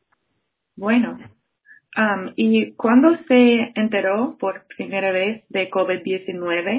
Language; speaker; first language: Spanish; non-native, fluent; English